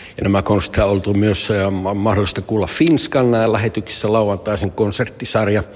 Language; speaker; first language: Finnish; early bilingual, heritage; Finnish